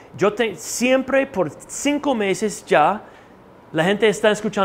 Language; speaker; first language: Spanish; non-native, fluent; English